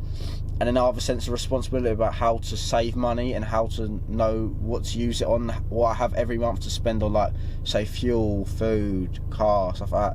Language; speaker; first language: English; native; English